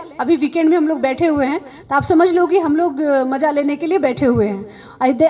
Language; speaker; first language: Hindi; native; Hindi